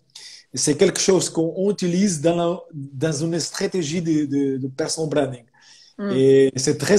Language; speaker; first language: French; non-native, fluent; Portuguese